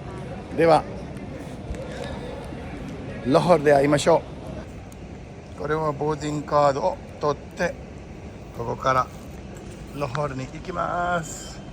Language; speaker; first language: Japanese; non-native, fluent; Urdu